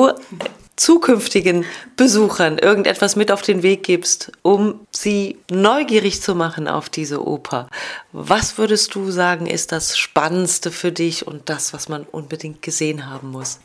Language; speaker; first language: German; native; German